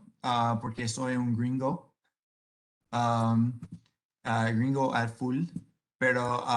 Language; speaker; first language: Spanish; non-native, learner; English